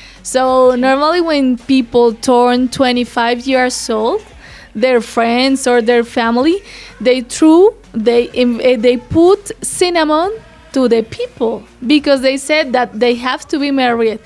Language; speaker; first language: English; non-native, fluent; Spanish